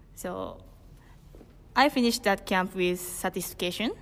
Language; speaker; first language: English; non-native, learner; Japanese